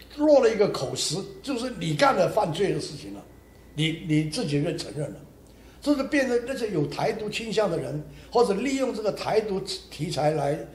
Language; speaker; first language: Chinese; non-native, local second language; Hakka Chinese